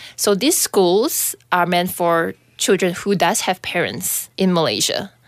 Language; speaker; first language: English; non-native, local second language; Chinese